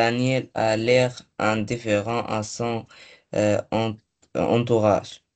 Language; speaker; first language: French; non-native, learner; Arabic